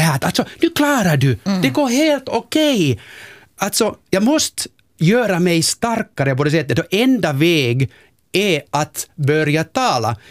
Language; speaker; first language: Swedish; non-native, local second language; Finnish